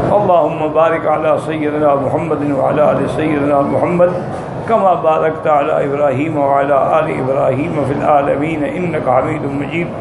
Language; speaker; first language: Urdu; native; Urdu